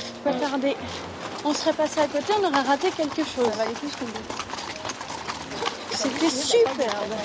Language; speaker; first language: French; native; French